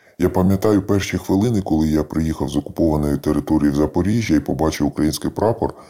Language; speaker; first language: Ukrainian; native; Ukrainian